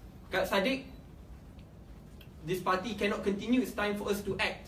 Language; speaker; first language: English; non-native, local second language; Malay